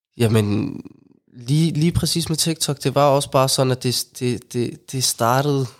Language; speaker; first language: Danish; early bilingual, other home language; Somali